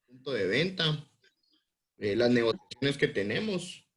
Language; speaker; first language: Spanish; native; Spanish